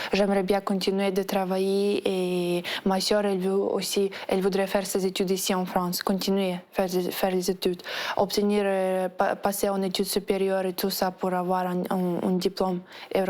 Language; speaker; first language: French; non-native, fluent; Ukrainian